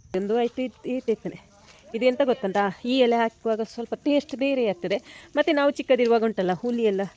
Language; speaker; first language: Kannada; non-native, local second language; Tulu